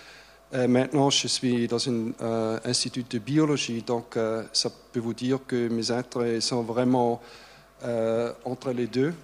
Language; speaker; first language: French; non-native, fluent; German